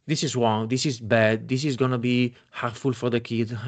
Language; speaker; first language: English; non-native, fluent; Italian